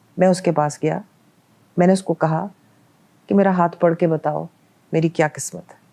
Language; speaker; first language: Urdu; non-native, local second language; Punjabi